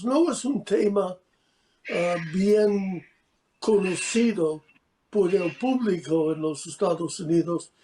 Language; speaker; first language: Spanish; non-native, fluent; English